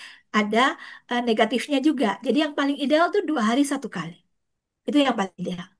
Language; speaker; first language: Indonesian; native; Indonesian